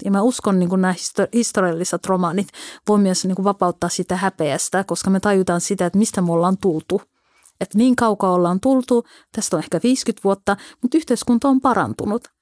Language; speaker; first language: Finnish; early bilingual, other home language; Somali